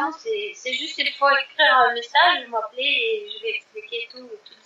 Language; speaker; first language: French; non-native, fluent; Russian